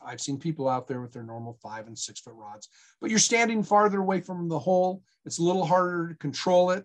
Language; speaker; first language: English; native; English